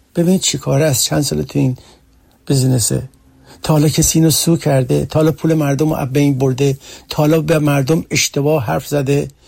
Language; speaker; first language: Persian; early bilingual, heritage; Persian